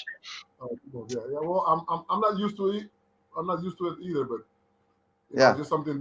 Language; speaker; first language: English; non-native, fluent; Papiamento